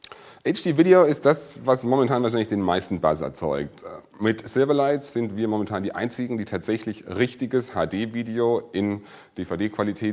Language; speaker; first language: German; native; German